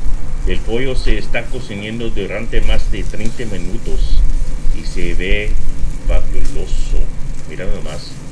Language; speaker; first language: Spanish; early bilingual, heritage; English